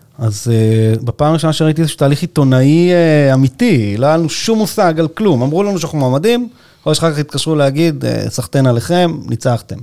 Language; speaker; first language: Hebrew; native; Hebrew